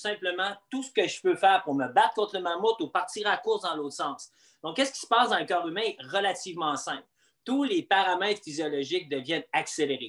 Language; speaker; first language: French; native; French